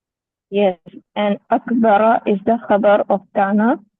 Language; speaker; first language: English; non-native, learner; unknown